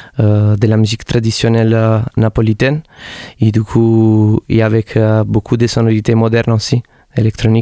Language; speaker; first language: French; non-native, fluent; Italian